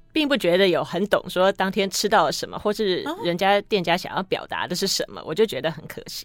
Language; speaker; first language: Chinese; native; Chinese